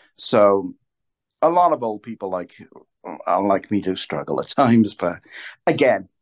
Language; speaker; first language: English; native; English